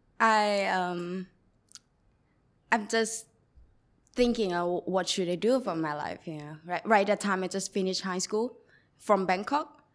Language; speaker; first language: English; non-native, learner; Thai